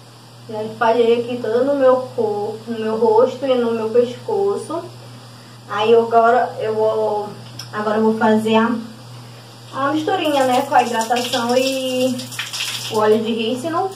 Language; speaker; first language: Portuguese; native; Portuguese